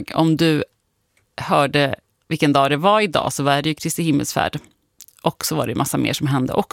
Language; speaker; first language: Swedish; native; Swedish